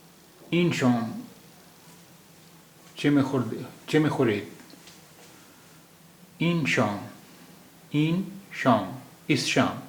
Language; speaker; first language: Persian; non-native, fluent; Urdu